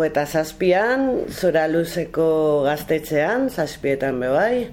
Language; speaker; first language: Basque; non-native, local second language; Spanish